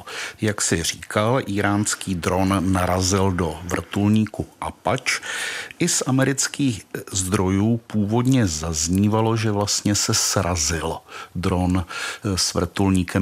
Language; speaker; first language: Czech; native; Czech